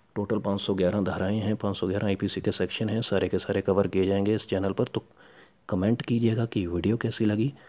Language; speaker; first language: Hindi; non-native, local second language; Punjabi